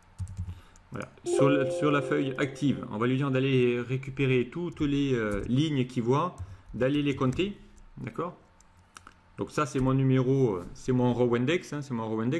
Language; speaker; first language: French; native; French